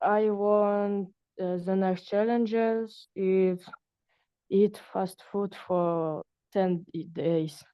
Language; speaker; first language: English; non-native, learner; Russian